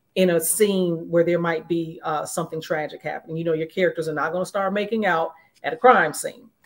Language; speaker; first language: English; native; English